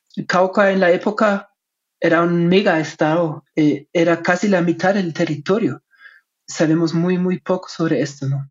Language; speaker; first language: Spanish; non-native, fluent; German